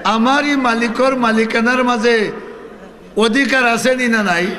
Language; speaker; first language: Bangla; non-native, local second language; Sylheti